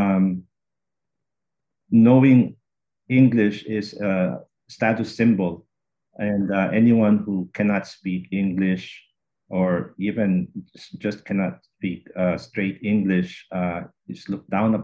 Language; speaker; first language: English; non-native, local second language; Min Nan Chinese